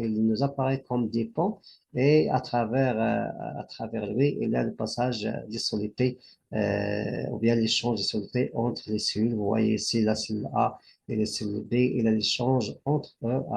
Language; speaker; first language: French; non-native, local second language; Arabic